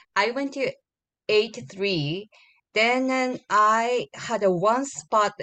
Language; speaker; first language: English; non-native, learner; Japanese